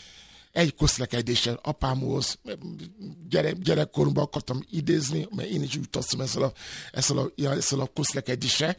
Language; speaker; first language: Hungarian; non-native, fluent; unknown